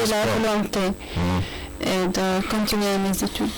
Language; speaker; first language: French; non-native, learner; Arabic